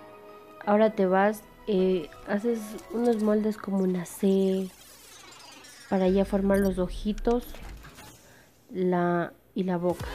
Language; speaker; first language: Spanish; native; Spanish